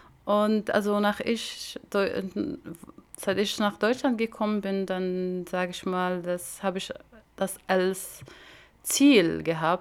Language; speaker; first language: German; non-native, learner; Arabic